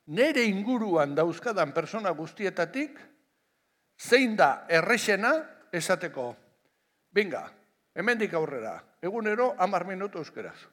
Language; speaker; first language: Basque; non-native, local second language; Spanish